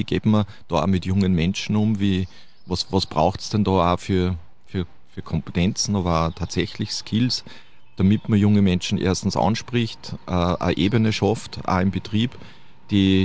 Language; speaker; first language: German; native; German